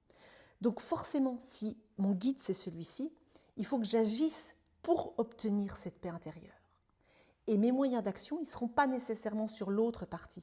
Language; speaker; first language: French; native; French